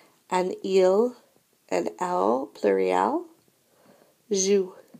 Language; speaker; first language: French; non-native, fluent; English